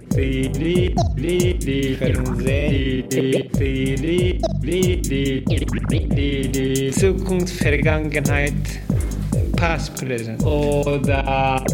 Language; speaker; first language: German; non-native, learner; Korean